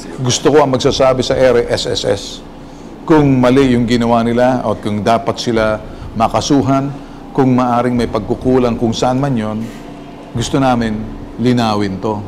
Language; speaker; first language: Filipino; native; Filipino